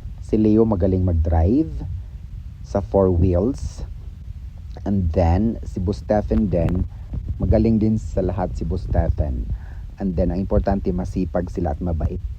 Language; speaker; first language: Filipino; non-native, local second language; Cebuano